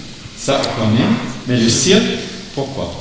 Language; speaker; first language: French; non-native, learner; German